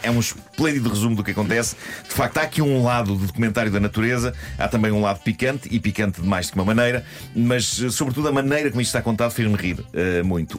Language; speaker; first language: Portuguese; native; Portuguese